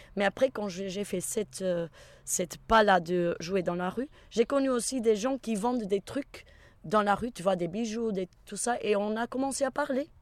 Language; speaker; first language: French; non-native, fluent; Portuguese